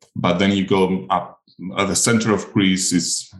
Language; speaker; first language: English; non-native, fluent; Greek